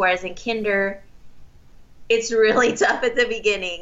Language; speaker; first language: English; early bilingual, other home language; Spanish